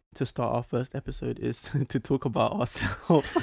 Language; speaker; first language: English; early bilingual, other home language; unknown